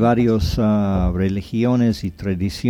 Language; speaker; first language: Spanish; non-native, fluent; English